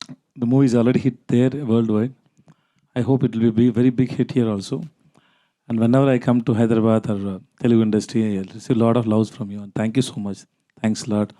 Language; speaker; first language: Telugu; non-native, learner; Tamil